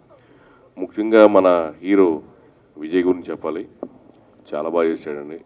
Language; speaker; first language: Telugu; native; Telugu